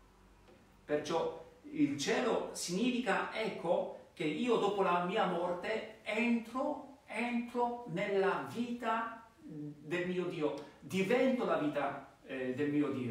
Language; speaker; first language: Italian; non-native, fluent; Polish